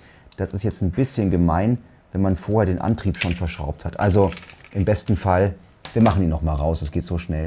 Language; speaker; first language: German; native; German